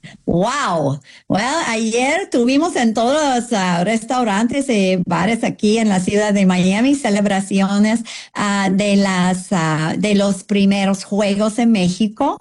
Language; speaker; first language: Spanish; non-native, fluent; English